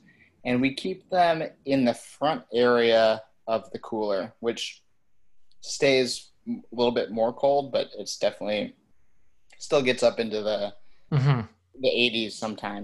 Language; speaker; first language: English; native; English